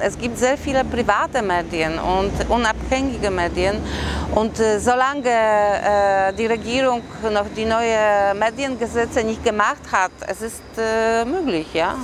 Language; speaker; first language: German; non-native, fluent; Polish